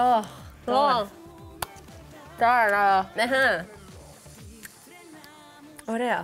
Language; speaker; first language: Greek; early bilingual, heritage; Greek